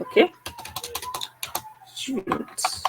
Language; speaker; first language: German; non-native, fluent; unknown